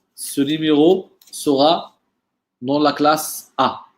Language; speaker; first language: French; non-native, local second language; Arabic